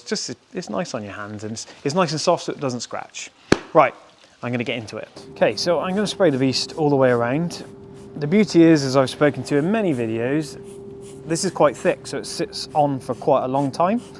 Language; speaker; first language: English; native; English